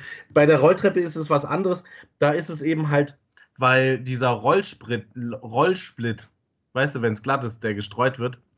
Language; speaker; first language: German; native; German